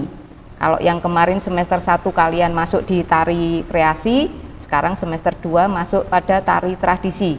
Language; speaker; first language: Malay; native; Malay